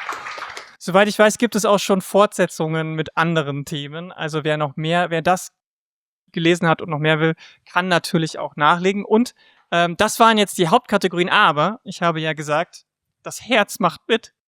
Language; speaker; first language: German; native; German